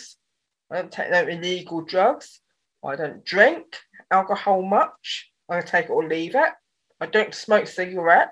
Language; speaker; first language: English; native; English